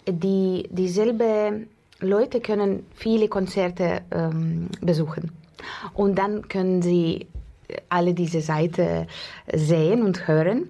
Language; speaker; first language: German; non-native, learner; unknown